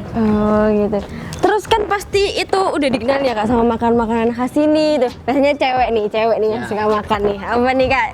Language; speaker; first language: Indonesian; native; Indonesian